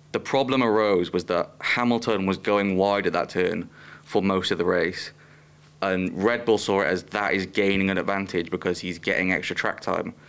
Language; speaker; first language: English; native; English